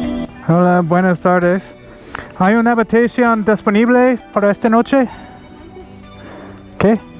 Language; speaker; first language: Spanish; non-native, learner; English